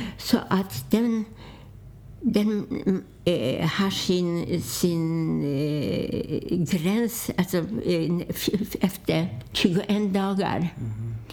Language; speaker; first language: Swedish; non-native, fluent; Polish